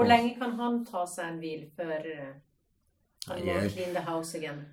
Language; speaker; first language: Norwegian; native; Norwegian